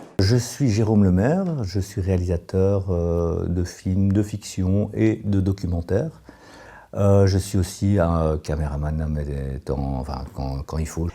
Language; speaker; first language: French; native; French